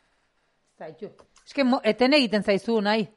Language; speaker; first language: Basque; native; Basque